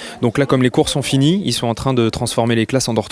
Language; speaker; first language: French; native; French